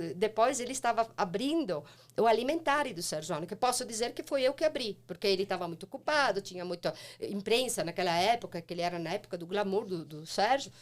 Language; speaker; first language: Portuguese; non-native, fluent; Italian